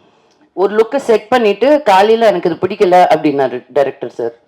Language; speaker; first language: Tamil; non-native, local second language; Telugu